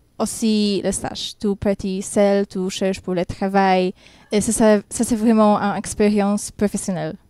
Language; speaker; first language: French; non-native, learner; Polish